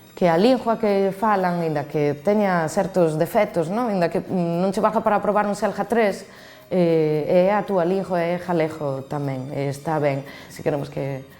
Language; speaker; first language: Galician; native; Galician